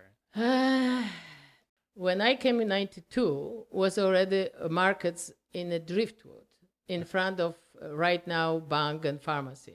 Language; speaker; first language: English; non-native, learner; Polish